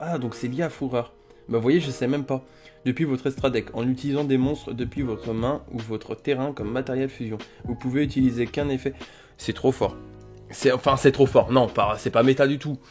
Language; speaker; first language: French; native; French